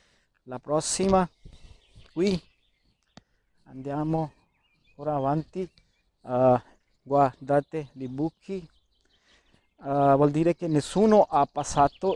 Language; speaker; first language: Italian; non-native, learner; Urdu